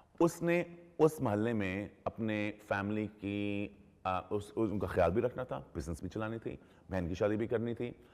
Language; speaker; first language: Urdu; early bilingual, heritage; Urdu